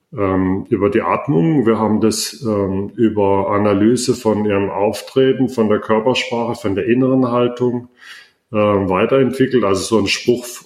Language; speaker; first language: German; native; German